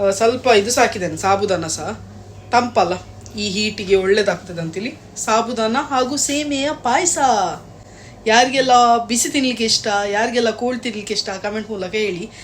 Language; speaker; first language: Kannada; non-native, local second language; Tulu